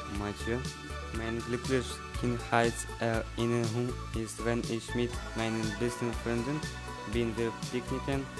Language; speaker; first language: German; non-native, learner; French